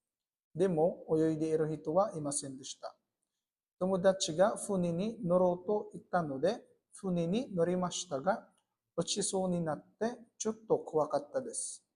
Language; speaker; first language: Japanese; non-native, fluent; Filipino